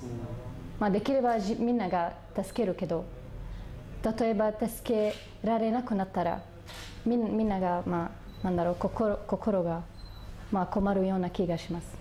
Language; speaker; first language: Japanese; non-native, fluent; Arabic